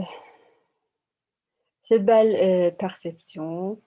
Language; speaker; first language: French; non-native, learner; Turkish